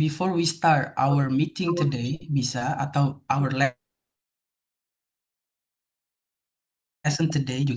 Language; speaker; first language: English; non-native, fluent; Indonesian